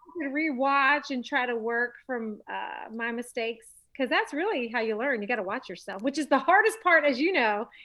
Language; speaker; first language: English; native; English